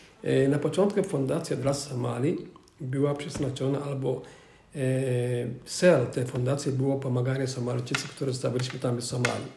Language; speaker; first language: Polish; non-native, fluent; Somali